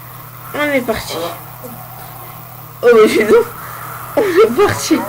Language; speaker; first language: French; native; French